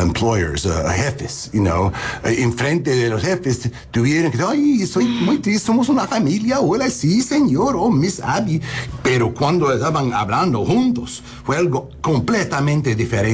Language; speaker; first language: Spanish; non-native, learner; English